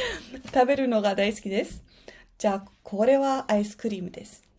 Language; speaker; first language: Japanese; non-native, fluent; Spanish